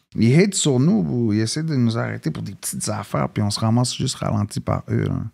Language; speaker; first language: French; early bilingual, other home language; English